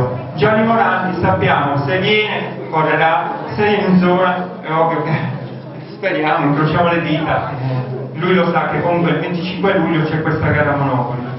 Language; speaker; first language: Italian; native; Italian